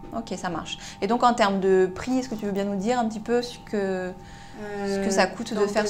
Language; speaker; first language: French; native; French